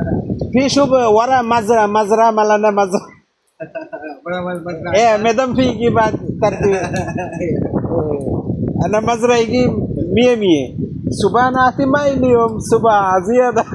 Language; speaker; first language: Arabic; non-native, learner; Bangla